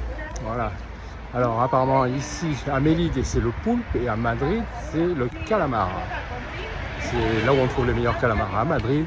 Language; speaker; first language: French; native; French